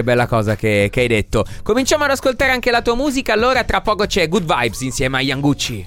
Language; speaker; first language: Italian; native; Italian